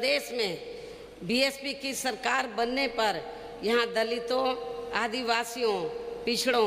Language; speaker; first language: Hindi; native; Hindi